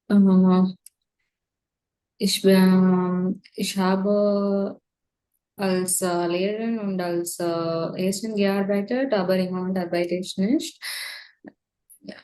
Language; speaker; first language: German; non-native, learner; Tamil